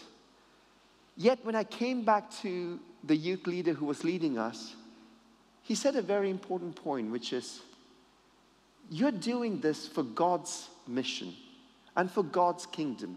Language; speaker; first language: English; native; English